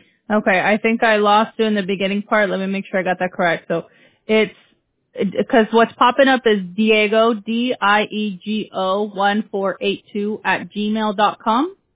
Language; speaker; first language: English; early bilingual, other home language; Spanish